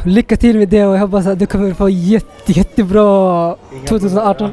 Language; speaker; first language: Swedish; non-native, fluent; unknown